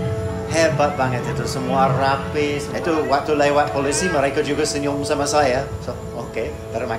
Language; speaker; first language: Indonesian; non-native, fluent; English